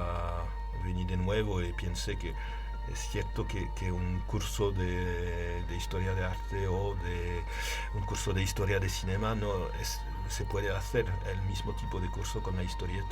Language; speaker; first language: Spanish; non-native, learner; French